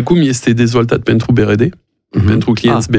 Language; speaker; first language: Romanian; non-native, learner; French